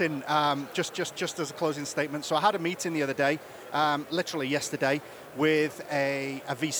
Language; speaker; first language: English; native; English